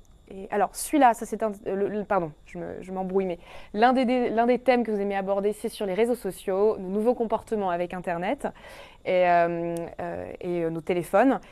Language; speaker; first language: French; native; French